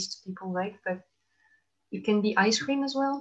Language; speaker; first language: English; non-native, fluent; French